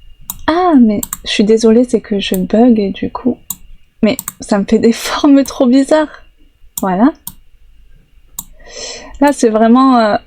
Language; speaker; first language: French; native; French